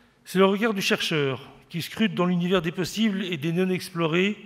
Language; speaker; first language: French; native; French